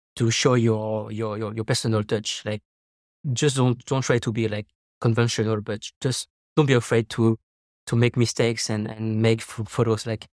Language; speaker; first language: English; non-native, fluent; French